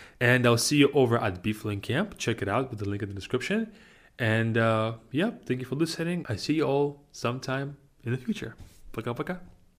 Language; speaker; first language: English; non-native, fluent; Russian